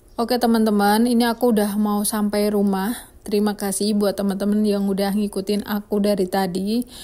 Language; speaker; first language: Indonesian; native; Indonesian